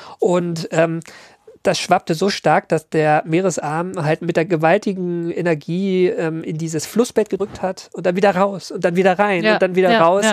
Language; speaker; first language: German; native; German